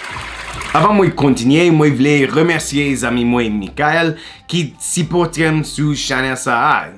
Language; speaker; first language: Haitian Creole; non-native, learner; English